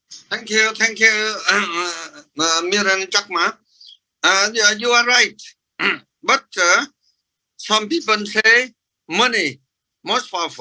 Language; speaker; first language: English; non-native, fluent; Vietnamese